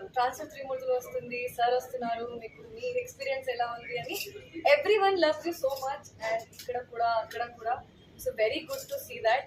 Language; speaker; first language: Telugu; non-native, local second language; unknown